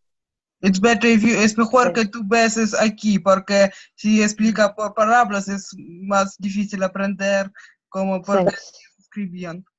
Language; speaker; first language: Spanish; non-native, learner; Russian